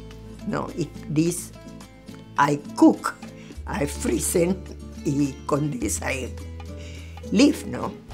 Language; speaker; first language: English; non-native, learner; Spanish